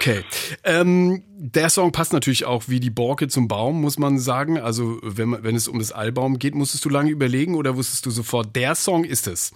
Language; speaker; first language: German; native; German